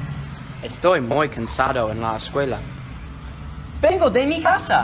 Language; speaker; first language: Spanish; non-native, learner; English